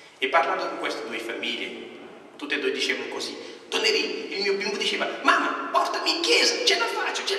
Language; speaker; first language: Italian; non-native, fluent; Portuguese